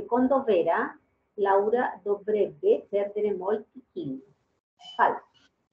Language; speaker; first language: Italian; non-native, learner; Spanish